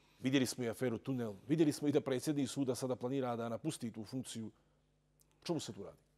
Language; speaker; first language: Serbian; native; Serbian